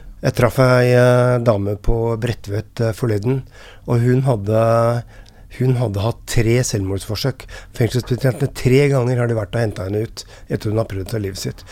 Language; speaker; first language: Norwegian; native; Norwegian